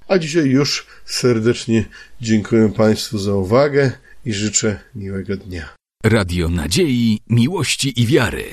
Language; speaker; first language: Polish; native; Polish